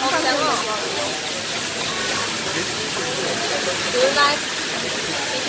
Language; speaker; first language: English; non-native, learner; Chinese